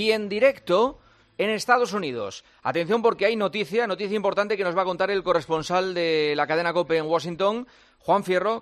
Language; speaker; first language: Spanish; native; Spanish